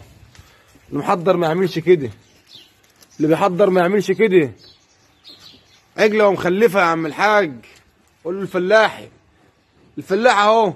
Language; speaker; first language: Arabic; native; Arabic